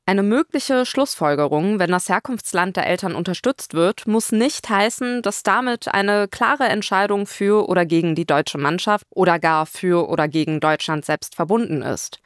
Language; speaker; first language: German; early bilingual, other home language; Turkish